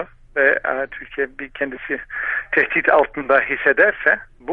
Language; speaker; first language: Turkish; non-native, fluent; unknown